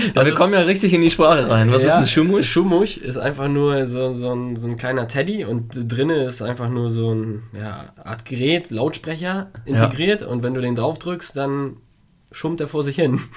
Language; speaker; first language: German; early bilingual, other home language; Polish